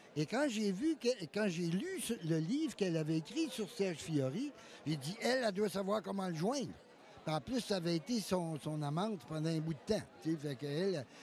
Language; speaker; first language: French; native; French